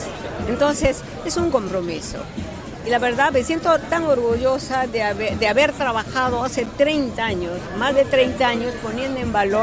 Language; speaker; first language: Spanish; native; Spanish